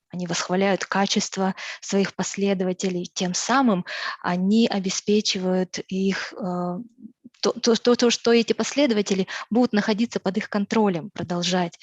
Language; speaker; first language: Russian; native; Russian